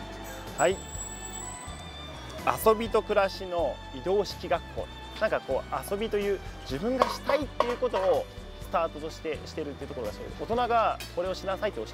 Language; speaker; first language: Japanese; native; Japanese